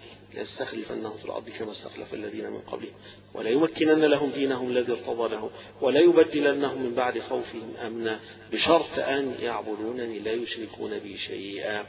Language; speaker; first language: Arabic; native; Arabic